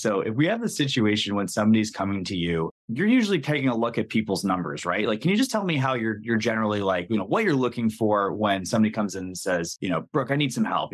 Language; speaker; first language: English; native; English